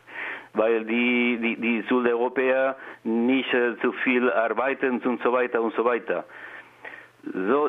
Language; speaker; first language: German; non-native, learner; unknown